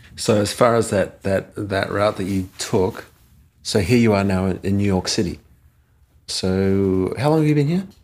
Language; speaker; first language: English; native; English